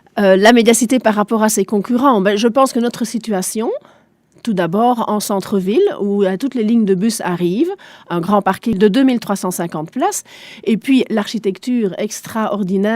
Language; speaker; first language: French; non-native, local second language; German